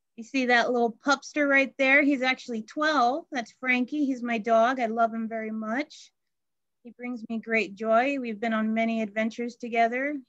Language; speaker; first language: English; native; English